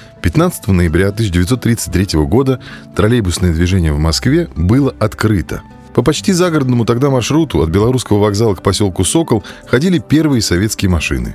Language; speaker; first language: Russian; native; Russian